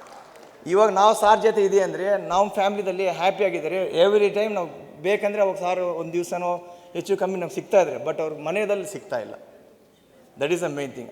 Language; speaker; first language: Kannada; non-native, local second language; Telugu